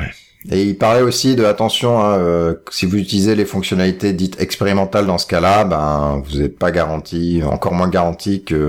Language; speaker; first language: French; native; French